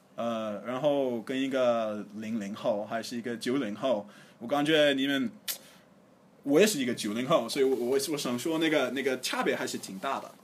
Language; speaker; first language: Chinese; non-native, fluent; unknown